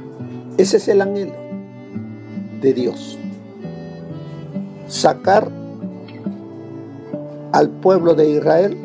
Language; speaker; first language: Spanish; native; Spanish